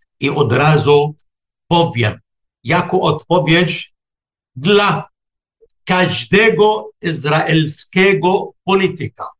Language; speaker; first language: Polish; non-native, fluent; Arabic